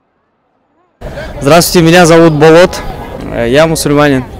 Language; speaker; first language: Russian; non-native, local second language; Kyrgyz